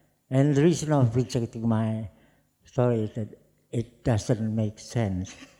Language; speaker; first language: English; non-native, fluent; Javanese